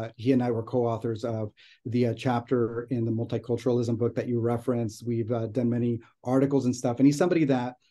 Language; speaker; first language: English; native; English